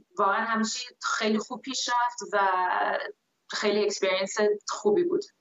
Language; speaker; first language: Persian; early bilingual, heritage; Persian